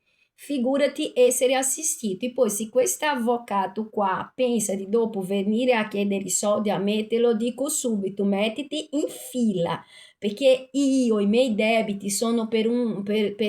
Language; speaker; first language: Italian; non-native, fluent; Portuguese